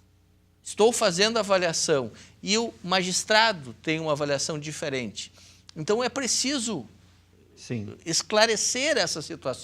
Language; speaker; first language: Portuguese; native; Portuguese